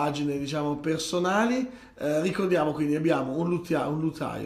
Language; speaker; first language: Italian; native; Italian